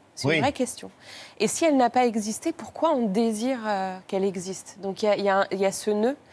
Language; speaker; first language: French; non-native, local second language; Arabic